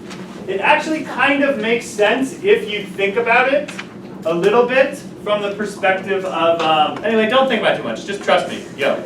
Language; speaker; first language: English; native; English